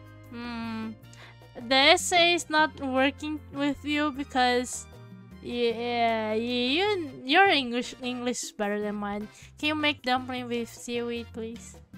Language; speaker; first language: English; non-native, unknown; Portuguese